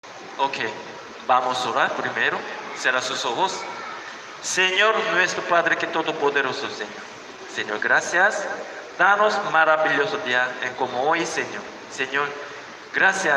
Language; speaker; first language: Spanish; non-native, learner; Korean